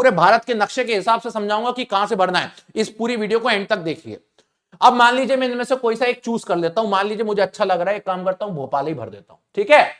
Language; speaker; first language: Hindi; native; Hindi